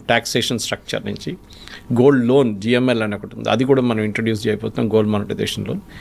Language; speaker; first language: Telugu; non-native, fluent; Malayalam